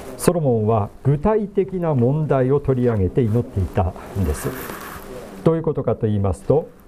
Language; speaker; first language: Japanese; native; Japanese